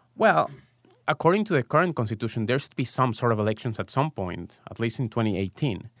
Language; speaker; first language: English; non-native, fluent; Spanish